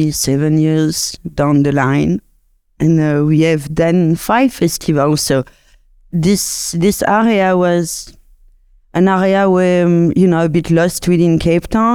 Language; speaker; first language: English; non-native, fluent; French